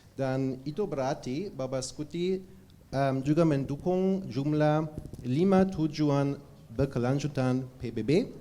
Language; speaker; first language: Indonesian; non-native, fluent; German